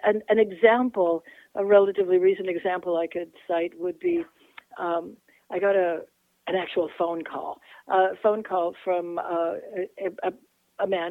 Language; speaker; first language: English; native; English